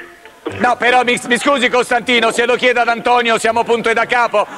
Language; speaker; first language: Italian; native; Italian